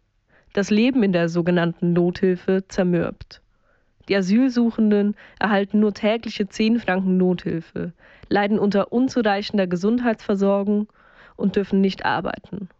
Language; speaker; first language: German; native; German